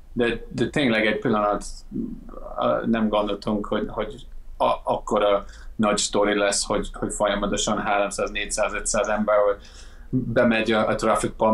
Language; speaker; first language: Hungarian; non-native, fluent; English